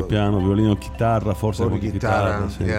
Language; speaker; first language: Italian; native; Italian